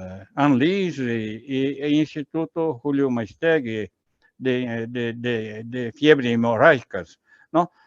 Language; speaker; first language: Spanish; non-native, learner; Portuguese